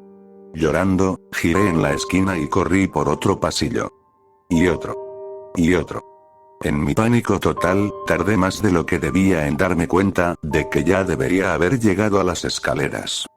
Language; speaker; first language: Spanish; native; Spanish